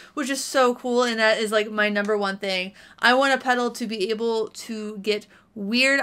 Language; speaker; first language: English; native; English